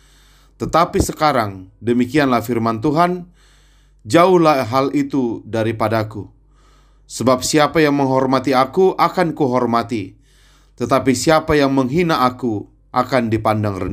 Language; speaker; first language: Indonesian; native; Indonesian